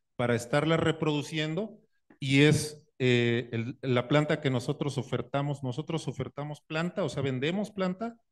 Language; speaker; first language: Spanish; native; Spanish